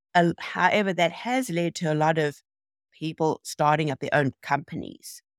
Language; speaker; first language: English; native; English